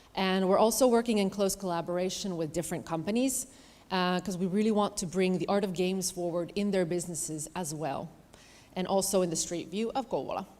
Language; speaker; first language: English; non-native, fluent; Finnish